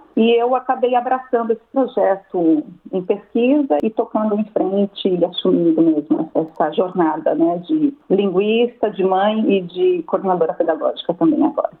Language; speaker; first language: Portuguese; native; Portuguese